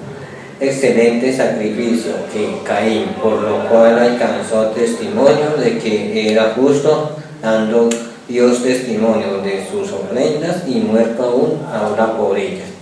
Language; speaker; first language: Spanish; native; Spanish